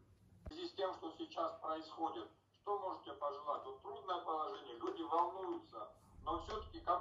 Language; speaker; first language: Russian; native; Russian